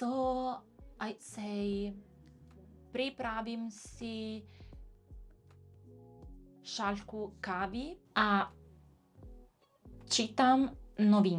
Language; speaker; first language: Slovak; non-native, learner; Italian